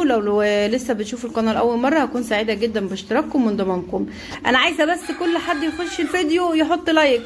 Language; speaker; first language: Arabic; native; Arabic